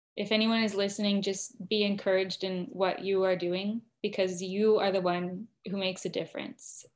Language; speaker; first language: English; native; English